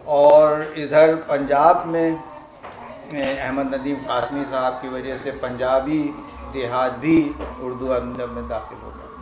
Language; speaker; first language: Urdu; native; Urdu